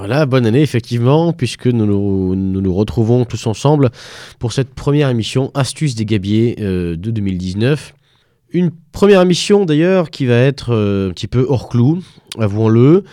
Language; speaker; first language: French; native; French